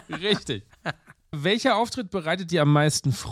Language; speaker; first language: German; native; German